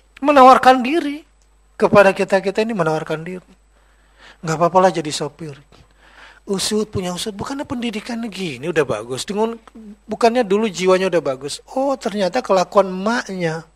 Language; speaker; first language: Indonesian; non-native, local second language; Madurese